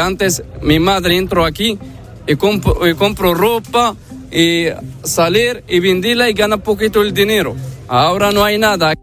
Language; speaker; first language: Spanish; non-native, learner; Arabic